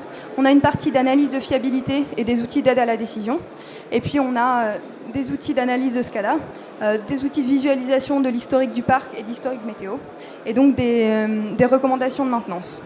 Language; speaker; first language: French; native; French